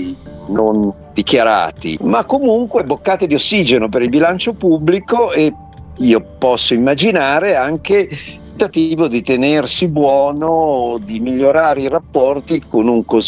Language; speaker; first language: Italian; native; Italian